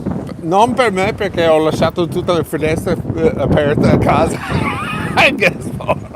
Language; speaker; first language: Italian; non-native, fluent; English